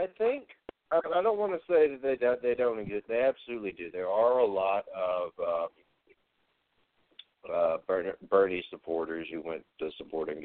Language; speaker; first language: English; native; English